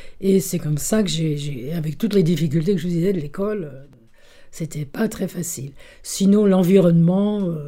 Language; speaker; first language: French; early bilingual, other home language; Italian